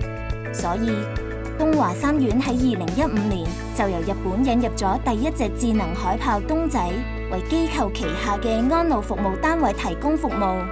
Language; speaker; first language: Cantonese; native; Cantonese